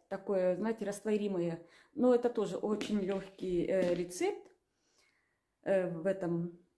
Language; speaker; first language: Russian; native; Russian